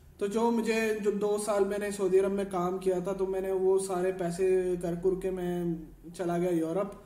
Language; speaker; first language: Urdu; non-native, local second language; Punjabi